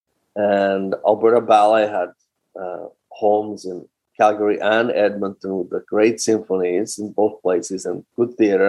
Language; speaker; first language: English; non-native, fluent; Finnish